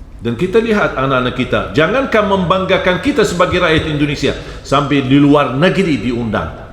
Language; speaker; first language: Malay; non-native, fluent; Arabic